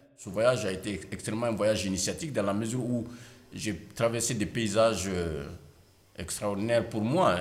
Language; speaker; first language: French; non-native, local second language; Mandingo